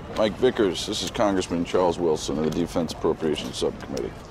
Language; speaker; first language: English; native; English